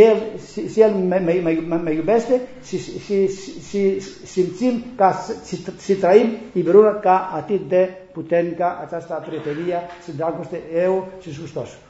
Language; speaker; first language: Romanian; non-native, learner; Greek